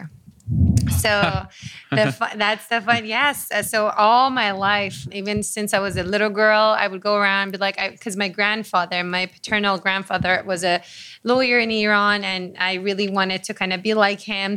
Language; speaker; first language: English; non-native, fluent; Persian